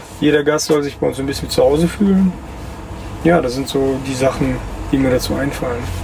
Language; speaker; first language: German; early bilingual, other home language; Russian